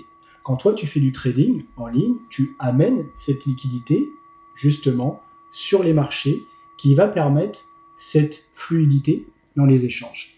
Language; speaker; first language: French; native; French